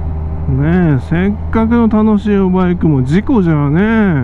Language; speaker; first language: Japanese; native; Japanese